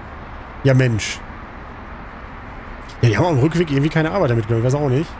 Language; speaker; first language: German; native; German